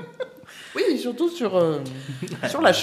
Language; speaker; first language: French; native; French